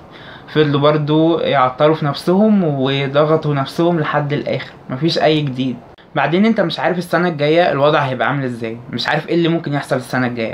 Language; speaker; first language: Arabic; native; Arabic